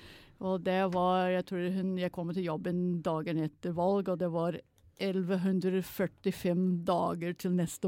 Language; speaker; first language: Norwegian; non-native, fluent; English